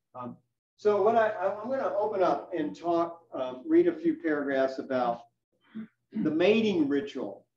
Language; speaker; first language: English; native; English